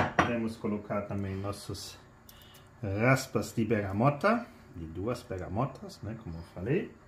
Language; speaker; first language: Portuguese; non-native, fluent; German